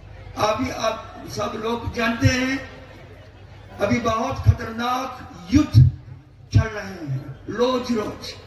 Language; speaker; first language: Hindi; non-native, learner; Japanese